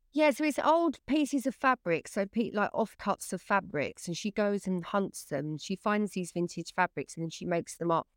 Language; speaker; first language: English; native; English